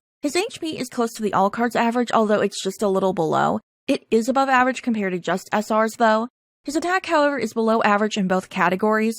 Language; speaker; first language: English; native; English